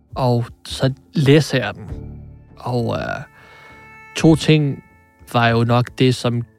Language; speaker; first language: Danish; early bilingual, other home language; Arabic